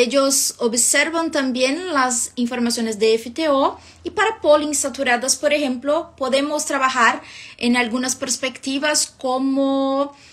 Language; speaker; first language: Spanish; non-native, fluent; Portuguese